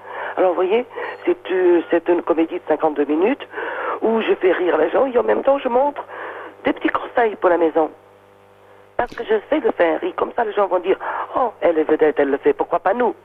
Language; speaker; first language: French; non-native, fluent; Portuguese